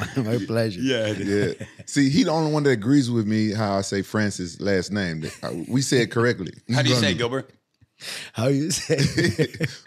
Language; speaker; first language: English; native; English